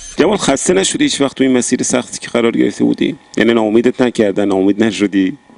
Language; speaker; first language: Persian; non-native, local second language; Baluchi